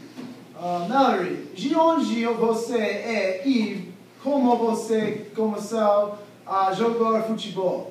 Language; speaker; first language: Portuguese; non-native, learner; English